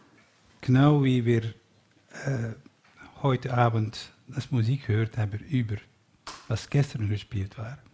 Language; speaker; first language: German; non-native, learner; Dutch